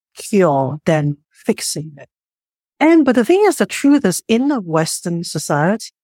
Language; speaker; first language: English; non-native, local second language; Chinese